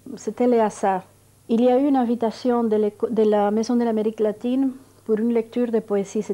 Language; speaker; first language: French; non-native, fluent; Spanish